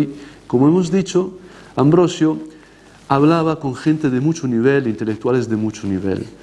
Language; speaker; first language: Spanish; non-native, fluent; Italian